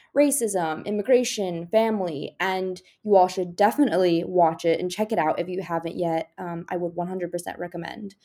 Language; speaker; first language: English; native; English